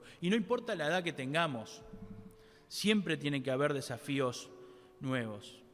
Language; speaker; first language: Spanish; native; Spanish